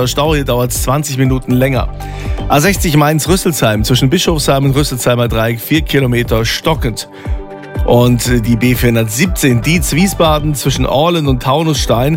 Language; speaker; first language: German; native; German